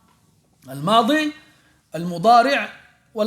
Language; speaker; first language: Arabic; early bilingual, heritage; French